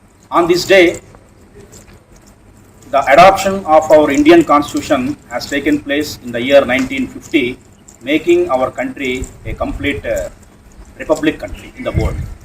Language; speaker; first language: English; non-native, local second language; Telugu